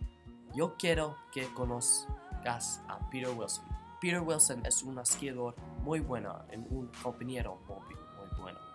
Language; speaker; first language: Spanish; non-native, learner; English